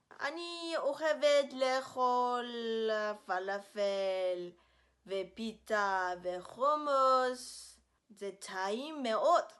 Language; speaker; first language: Hebrew; non-native, learner; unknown